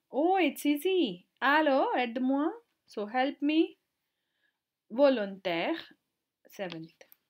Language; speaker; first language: English; non-native, local second language; Hindi